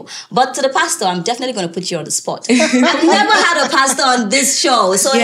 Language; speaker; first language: English; native; English